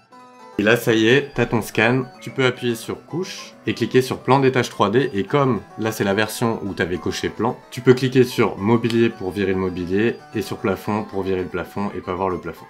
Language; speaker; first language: French; native; French